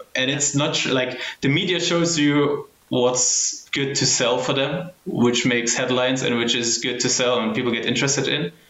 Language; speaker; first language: English; early bilingual, heritage; German